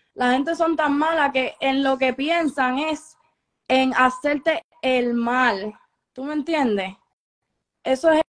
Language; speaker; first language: Spanish; native; Spanish